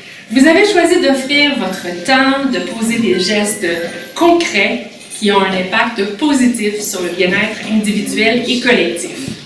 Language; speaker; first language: French; native; French